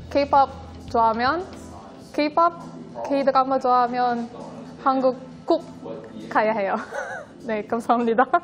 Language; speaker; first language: Korean; non-native, learner; Filipino